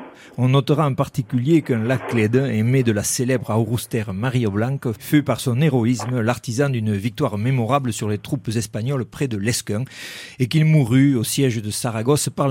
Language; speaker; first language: French; native; French